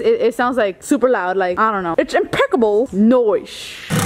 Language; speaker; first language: English; early bilingual, other home language; Spanish